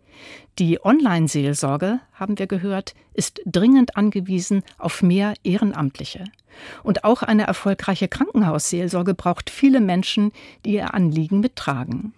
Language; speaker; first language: German; native; German